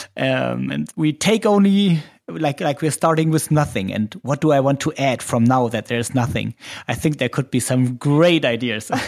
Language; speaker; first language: English; non-native, fluent; German